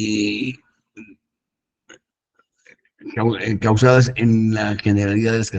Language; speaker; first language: Spanish; native; Spanish